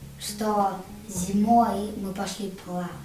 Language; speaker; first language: Russian; early bilingual, heritage; Russian